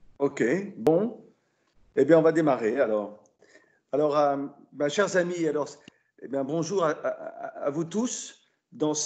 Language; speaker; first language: French; native; French